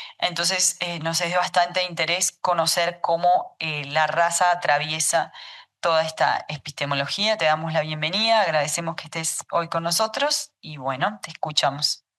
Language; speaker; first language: Spanish; native; Spanish